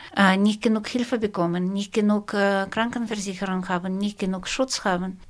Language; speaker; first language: German; non-native, fluent; Russian